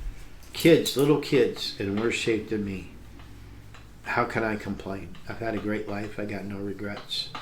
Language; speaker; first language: English; native; English